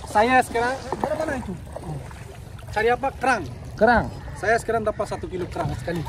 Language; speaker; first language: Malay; non-native, learner; Bangla